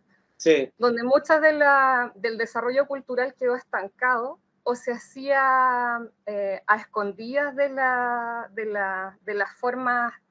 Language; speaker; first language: Spanish; native; Spanish